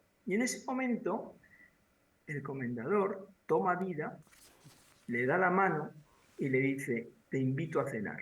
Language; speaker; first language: Spanish; native; Spanish